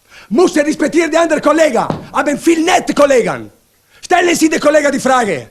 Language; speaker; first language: German; non-native, learner; Italian